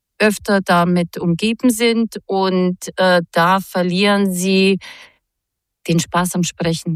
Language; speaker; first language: German; non-native, fluent; Croatian